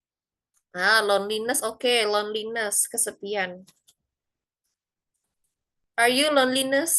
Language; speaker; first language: English; non-native, fluent; Indonesian